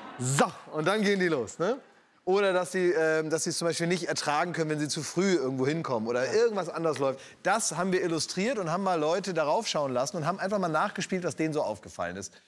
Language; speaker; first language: German; native; German